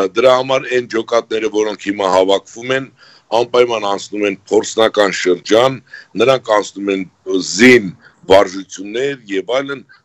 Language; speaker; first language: Armenian; native; Armenian